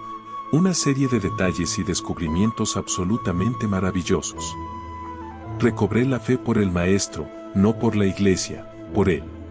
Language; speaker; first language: Spanish; native; Spanish